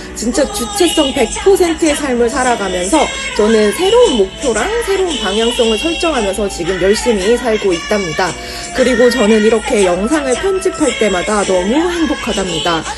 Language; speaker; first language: Korean; native; Korean